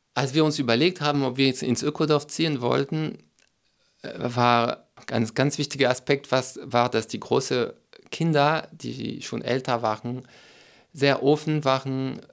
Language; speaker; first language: German; non-native, fluent; French